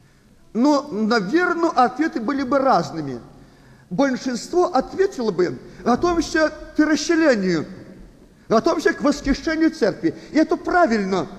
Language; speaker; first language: Russian; native; Russian